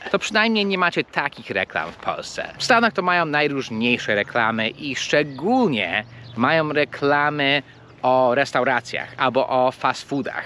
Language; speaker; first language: Polish; non-native, fluent; English